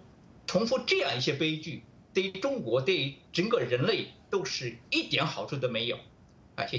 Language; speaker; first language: Chinese; native; Chinese